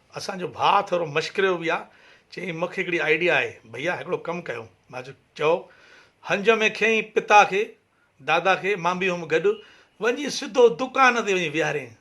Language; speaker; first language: Sindhi; early bilingual, heritage; Sindhi